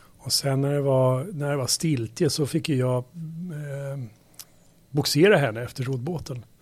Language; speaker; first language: Swedish; native; Swedish